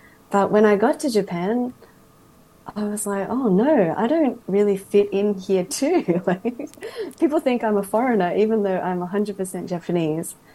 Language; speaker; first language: English; early bilingual, other home language; Japanese